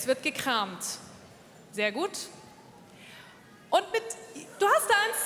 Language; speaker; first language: German; native; German